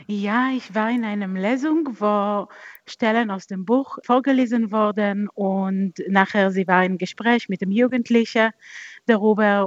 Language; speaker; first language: German; non-native, fluent; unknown